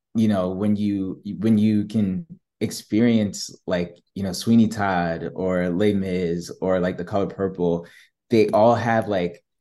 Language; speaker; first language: English; native; English